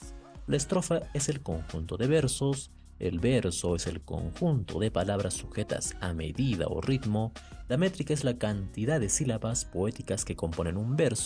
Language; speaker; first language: Spanish; native; Spanish